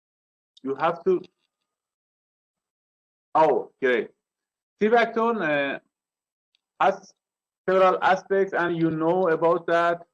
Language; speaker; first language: English; non-native, learner; Persian